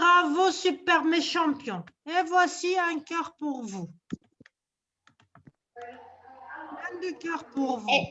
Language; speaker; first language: French; non-native, local second language; Arabic